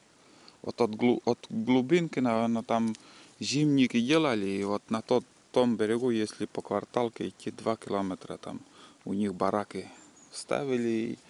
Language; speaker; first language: Russian; native; Russian